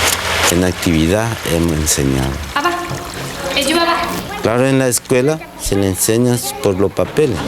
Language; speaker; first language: Spanish; non-native, local second language; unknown